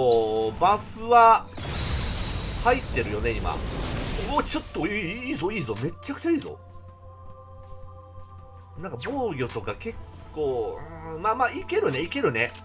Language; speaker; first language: Japanese; native; Japanese